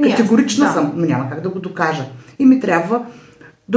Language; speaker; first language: Bulgarian; native; Bulgarian